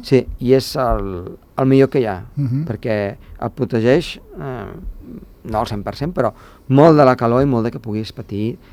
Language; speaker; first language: Catalan; native; Catalan